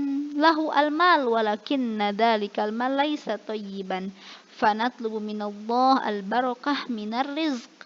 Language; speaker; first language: Arabic; non-native, fluent; Indonesian